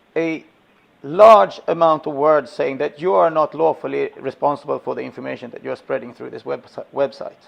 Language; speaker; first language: English; non-native, fluent; Swedish